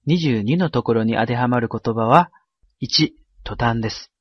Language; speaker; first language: Japanese; non-native, fluent; Chinese